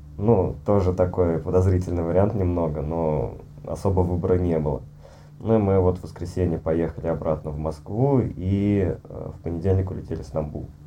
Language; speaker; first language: Russian; native; Russian